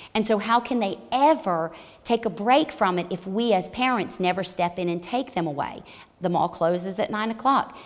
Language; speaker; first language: English; native; English